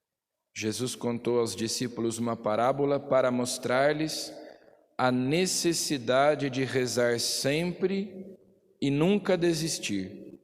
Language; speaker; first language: Portuguese; native; Portuguese